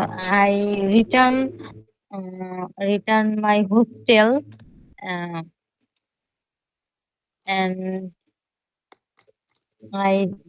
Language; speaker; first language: English; non-native, learner; Bangla